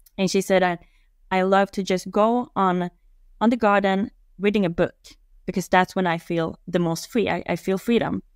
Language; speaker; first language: English; non-native, fluent; Swedish